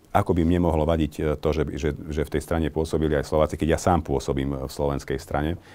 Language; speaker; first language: Slovak; non-native, local second language; Hungarian